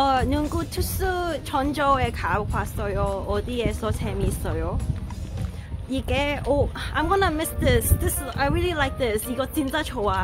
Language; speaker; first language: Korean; non-native, learner; Cantonese